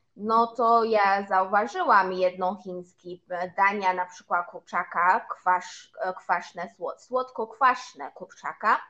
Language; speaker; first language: Polish; non-native, learner; Chinese